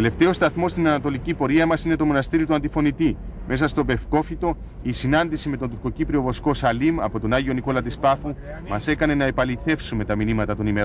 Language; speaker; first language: Greek; native; Greek